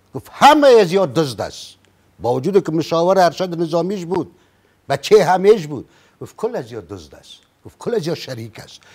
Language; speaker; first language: Persian; native; Persian